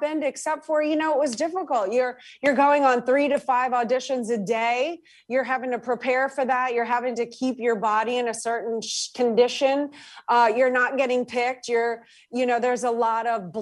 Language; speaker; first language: English; native; English